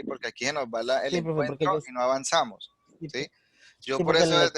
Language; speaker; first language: Spanish; native; Spanish